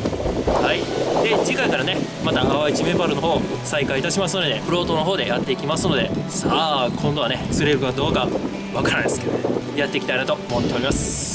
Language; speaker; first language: Japanese; native; Japanese